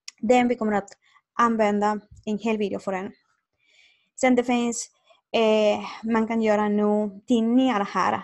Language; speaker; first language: Swedish; non-native, learner; Spanish